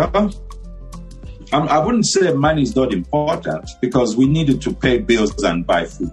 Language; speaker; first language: English; non-native, local second language; Bemba